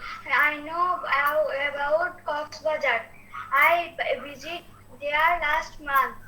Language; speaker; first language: English; non-native, learner; Bangla